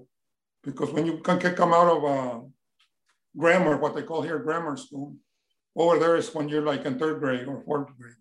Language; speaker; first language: English; non-native, fluent; Spanish